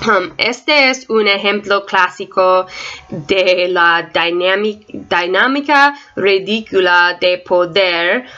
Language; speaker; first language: Spanish; non-native, learner; English